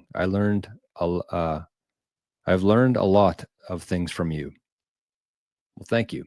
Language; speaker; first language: English; native; English